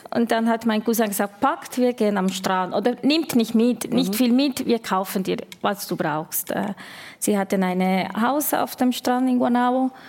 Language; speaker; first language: German; non-native, fluent; Spanish